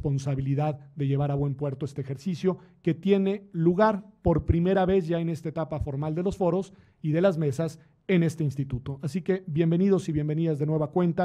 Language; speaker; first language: Spanish; native; Spanish